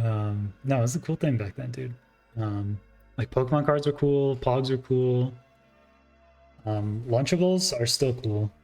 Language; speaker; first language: English; native; English